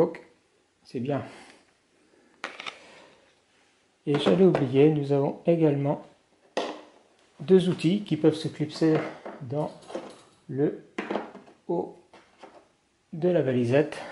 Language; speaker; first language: French; native; French